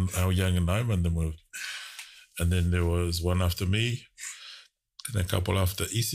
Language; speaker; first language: English; native; English